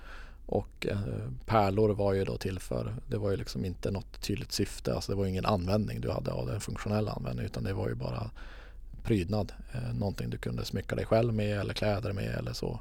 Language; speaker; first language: Swedish; native; Swedish